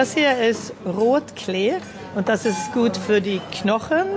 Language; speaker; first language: German; early bilingual, heritage; German